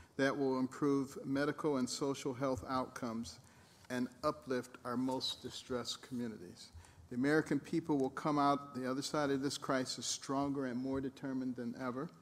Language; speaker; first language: English; native; English